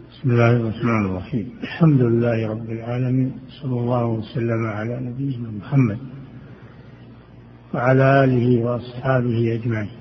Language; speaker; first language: Arabic; native; Arabic